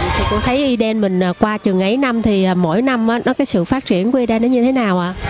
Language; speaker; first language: Vietnamese; native; Vietnamese